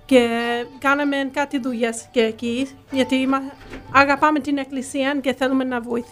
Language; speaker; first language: Greek; early bilingual, heritage; Greek